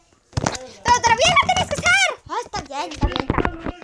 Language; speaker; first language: Spanish; early bilingual, heritage; Spanish